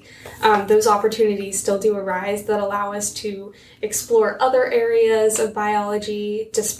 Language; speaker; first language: English; native; English